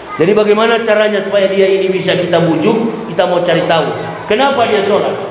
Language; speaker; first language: Indonesian; native; Indonesian